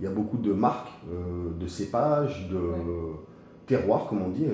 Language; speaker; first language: French; native; French